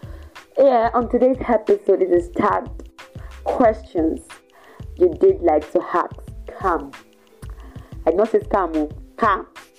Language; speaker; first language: English; non-native, local second language; Yoruba